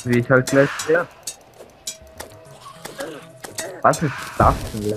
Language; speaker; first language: German; native; German